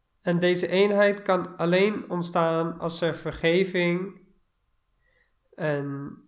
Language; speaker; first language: Dutch; non-native, fluent; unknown